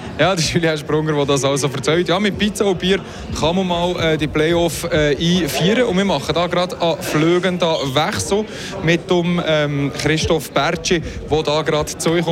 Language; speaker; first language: German; native; German